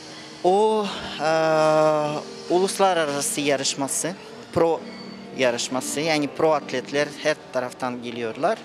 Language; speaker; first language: Turkish; non-native, fluent; Russian